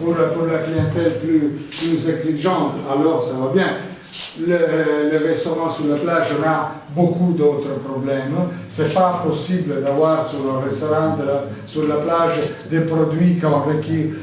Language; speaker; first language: French; non-native, learner; Italian